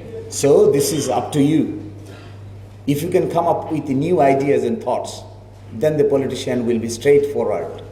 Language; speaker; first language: English; non-native, local second language; Bangla